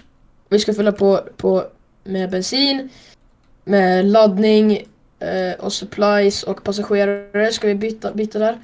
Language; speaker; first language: Swedish; native; Swedish